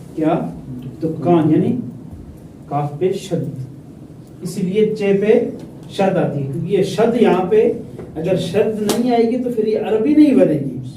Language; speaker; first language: Urdu; native; Urdu